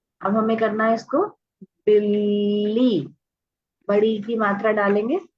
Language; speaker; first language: Hindi; native; Hindi